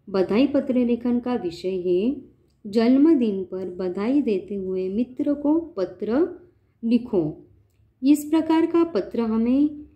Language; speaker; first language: Hindi; non-native, local second language; Marathi